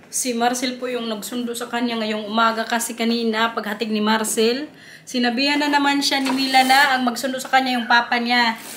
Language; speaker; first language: Filipino; non-native, local second language; Waray